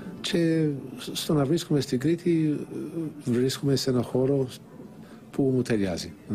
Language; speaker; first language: Greek; non-native, fluent; English